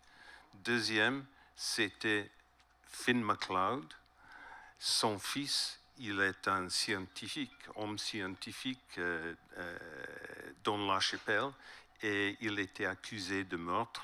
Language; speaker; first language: French; non-native, learner; English